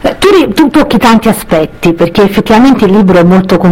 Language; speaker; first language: Italian; native; Italian